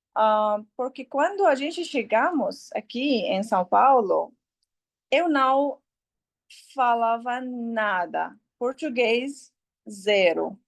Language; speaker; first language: Portuguese; non-native, learner; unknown